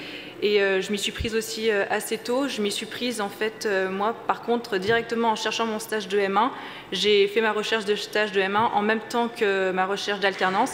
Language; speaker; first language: French; native; French